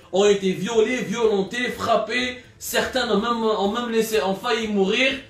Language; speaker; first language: French; non-native, local second language; Arabic